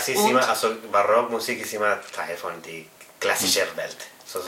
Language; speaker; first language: German; non-native, fluent; Spanish